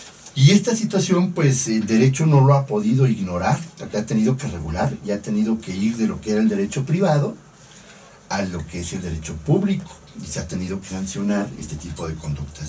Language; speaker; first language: Spanish; native; Spanish